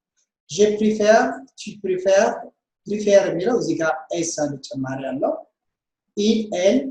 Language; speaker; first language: French; non-native, fluent; Amharic